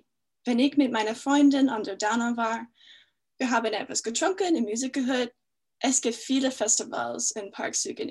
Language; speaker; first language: German; non-native, fluent; English